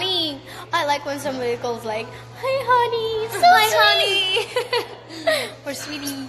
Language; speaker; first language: English; non-native, learner; Russian